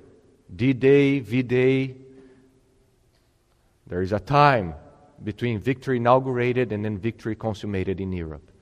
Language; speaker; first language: English; non-native, fluent; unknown